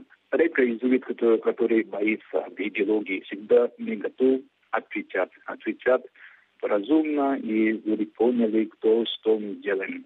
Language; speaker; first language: Russian; non-native, fluent; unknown